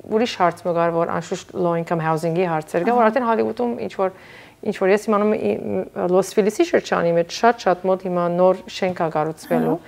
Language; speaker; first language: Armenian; early bilingual, heritage; Armenian